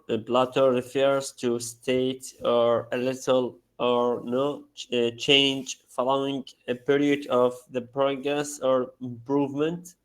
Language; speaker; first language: English; non-native, learner; Arabic